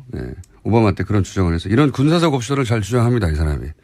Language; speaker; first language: Korean; native; Korean